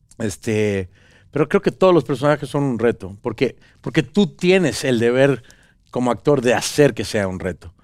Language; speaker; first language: Spanish; native; Spanish